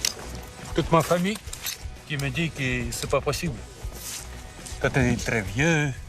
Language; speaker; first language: French; non-native, learner; Russian